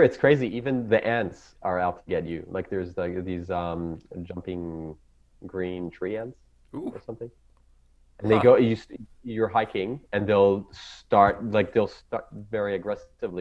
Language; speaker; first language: English; non-native, fluent; Hebrew